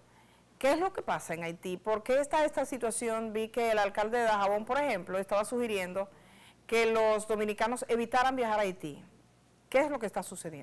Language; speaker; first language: Spanish; native; Spanish